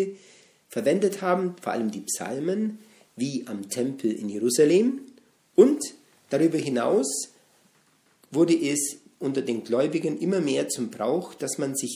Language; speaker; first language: German; native; German